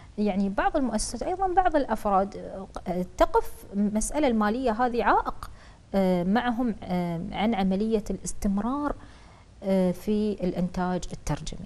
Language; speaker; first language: Arabic; native; Arabic